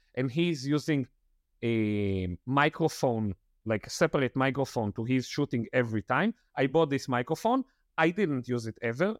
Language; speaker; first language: English; non-native, fluent; Italian